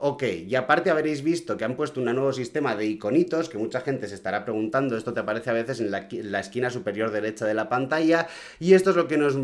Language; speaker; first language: Spanish; native; Spanish